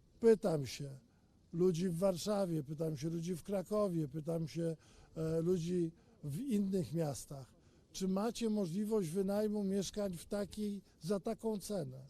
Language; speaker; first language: Polish; native; Polish